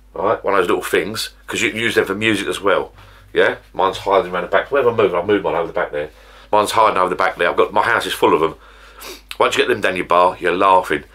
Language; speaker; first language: English; native; English